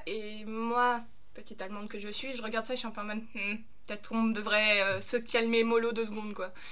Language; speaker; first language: French; early bilingual, other home language; German